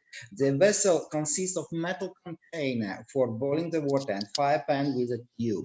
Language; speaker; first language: English; non-native, learner; Russian